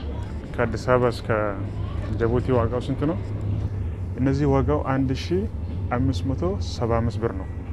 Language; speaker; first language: Amharic; non-native, local second language; Oromo